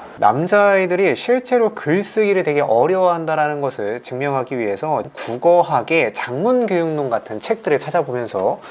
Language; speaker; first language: Korean; native; Korean